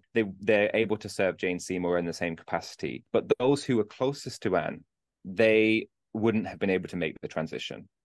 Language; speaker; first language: English; native; English